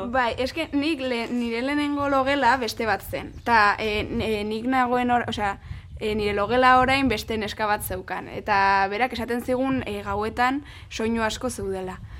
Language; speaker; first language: Basque; non-native, local second language; Spanish